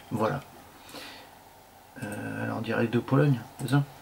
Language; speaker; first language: French; native; French